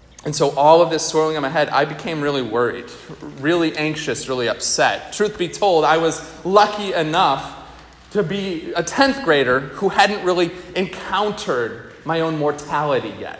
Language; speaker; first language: English; native; English